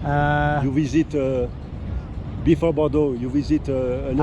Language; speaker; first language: English; non-native, learner; French